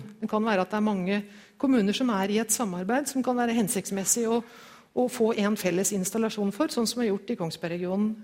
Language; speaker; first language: Norwegian; native; Norwegian